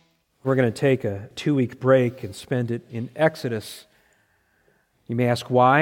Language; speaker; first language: English; native; English